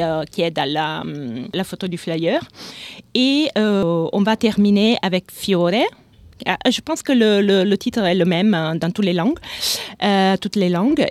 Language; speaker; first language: French; non-native, fluent; Italian